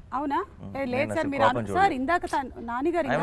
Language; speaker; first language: Telugu; native; Telugu